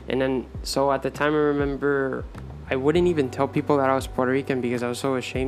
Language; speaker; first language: English; early bilingual, other home language; Spanish